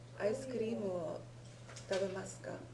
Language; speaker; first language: Japanese; non-native, learner; English